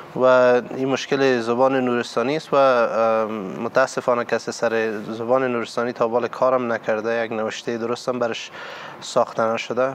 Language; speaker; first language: Persian; non-native, local second language; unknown